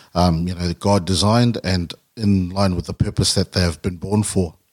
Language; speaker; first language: English; native; English